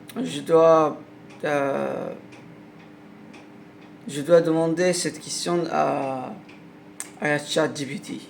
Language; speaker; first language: French; non-native, learner; Arabic